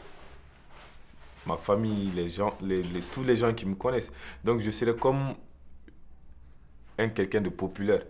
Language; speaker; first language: French; non-native, local second language; Bambara